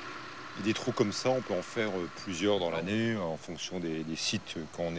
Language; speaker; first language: French; native; French